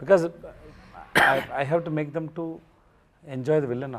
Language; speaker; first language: Telugu; non-native, learner; Tamil